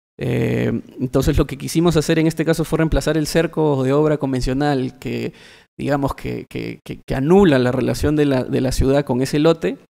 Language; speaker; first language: Spanish; native; Spanish